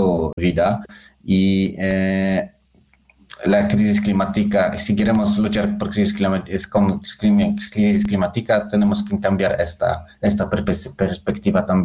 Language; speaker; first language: Spanish; non-native, fluent; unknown